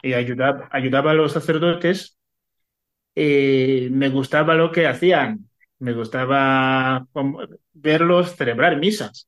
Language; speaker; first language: Spanish; non-native, fluent; Kinyarwanda